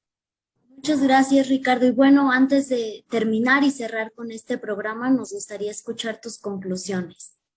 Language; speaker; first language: Spanish; native; Spanish